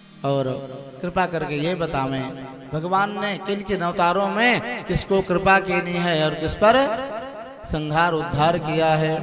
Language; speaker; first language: Hindi; native; Hindi